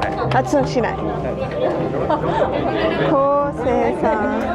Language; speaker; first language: Japanese; non-native, learner; Persian